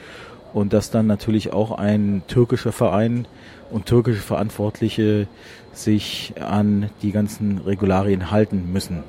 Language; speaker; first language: German; native; German